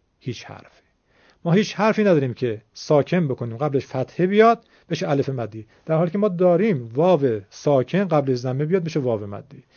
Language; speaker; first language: Persian; native; Persian